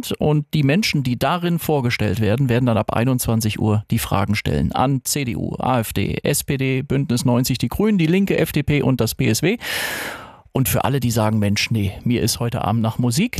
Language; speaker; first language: German; native; German